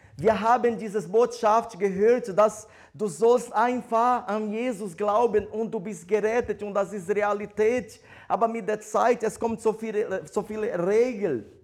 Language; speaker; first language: German; non-native, fluent; Portuguese